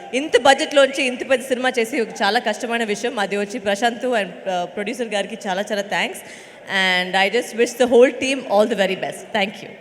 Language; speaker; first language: Telugu; non-native, fluent; Tamil